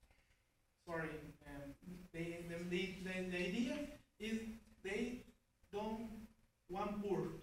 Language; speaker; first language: English; non-native, learner; Spanish